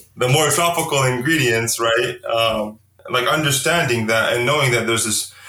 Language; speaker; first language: English; early bilingual, heritage; Arabic